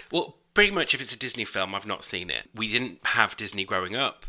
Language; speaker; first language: English; native; English